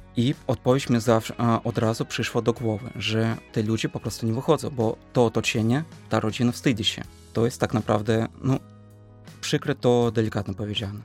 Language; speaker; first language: Polish; non-native, fluent; Russian